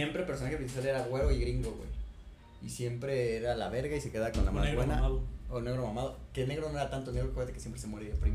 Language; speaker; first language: Spanish; native; Spanish